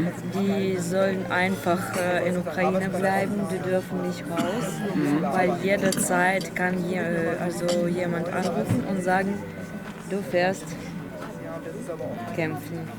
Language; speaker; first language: German; non-native, learner; Ukrainian